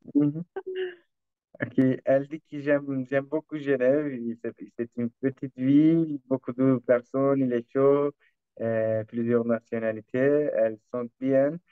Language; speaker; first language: French; non-native, learner; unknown